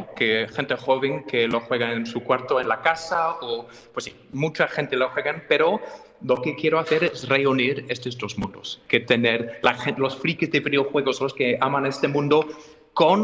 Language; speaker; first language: Spanish; non-native, fluent; English